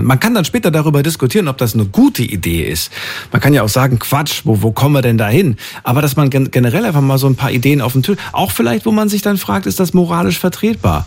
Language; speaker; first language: German; native; German